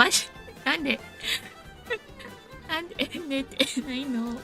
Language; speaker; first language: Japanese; non-native, fluent; English